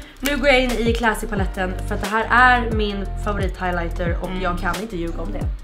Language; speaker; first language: Swedish; native; Swedish